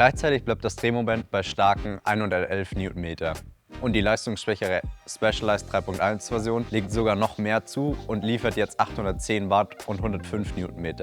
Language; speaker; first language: German; native; German